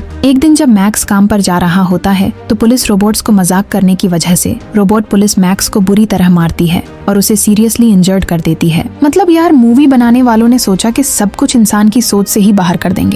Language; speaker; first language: Hindi; native; Hindi